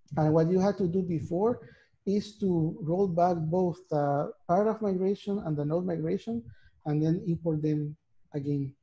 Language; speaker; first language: English; non-native, fluent; Spanish